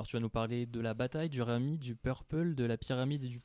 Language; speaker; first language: French; native; French